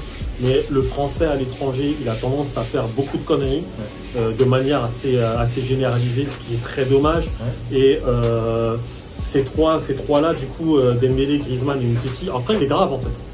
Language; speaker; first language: French; native; French